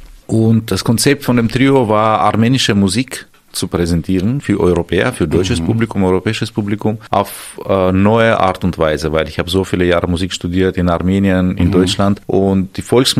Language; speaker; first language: German; non-native, fluent; Armenian